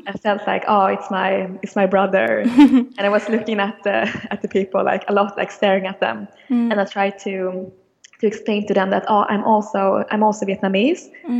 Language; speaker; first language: English; non-native, fluent; Swedish